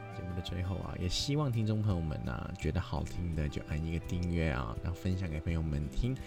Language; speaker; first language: Chinese; non-native, local second language; Cantonese